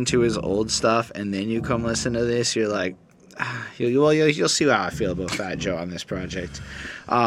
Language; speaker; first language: English; native; English